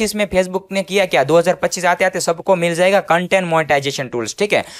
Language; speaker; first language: Hindi; non-native, local second language; Gujarati